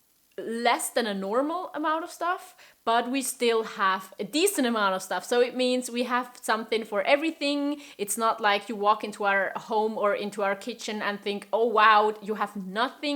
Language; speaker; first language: English; non-native, fluent; German